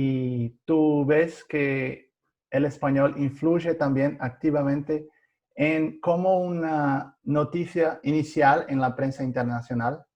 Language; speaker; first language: Spanish; non-native, fluent; Portuguese